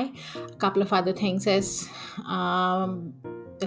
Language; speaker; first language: English; non-native, local second language; Telugu